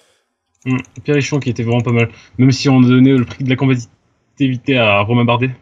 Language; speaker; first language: French; native; French